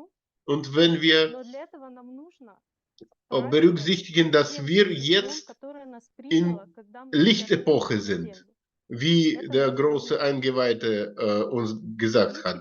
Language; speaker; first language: German; non-native, learner; Russian